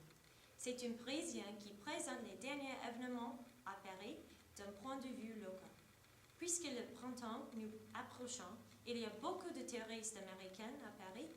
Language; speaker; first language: French; non-native, learner; English